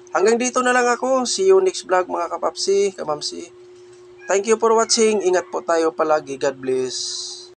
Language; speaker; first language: Filipino; non-native, local second language; Cebuano